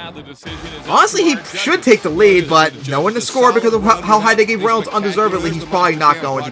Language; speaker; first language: English; native; English